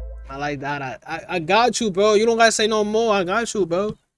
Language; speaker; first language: English; early bilingual, other home language; Spanish